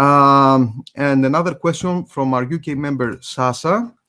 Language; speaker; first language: English; non-native, fluent; Greek